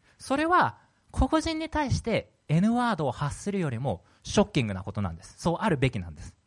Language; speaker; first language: Japanese; native; Japanese